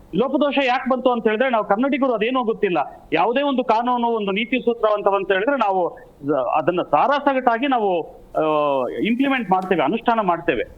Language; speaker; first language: Kannada; native; Kannada